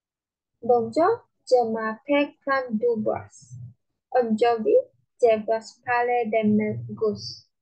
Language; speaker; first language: French; non-native, learner; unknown